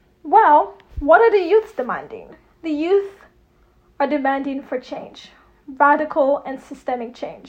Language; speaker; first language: English; non-native, local second language; Yoruba